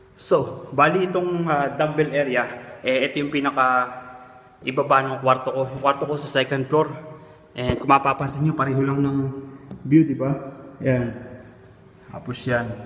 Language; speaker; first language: Filipino; native; Filipino